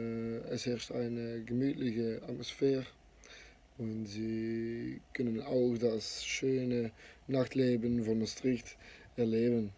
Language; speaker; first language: German; non-native, learner; Dutch